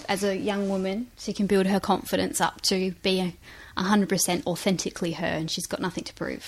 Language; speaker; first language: English; native; English